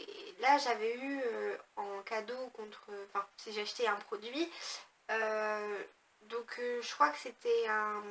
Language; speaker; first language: French; native; French